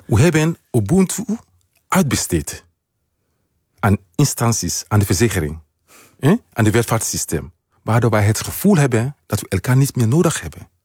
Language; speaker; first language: Dutch; non-native, fluent; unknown